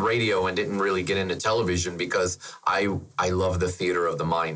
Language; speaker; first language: English; non-native, fluent; German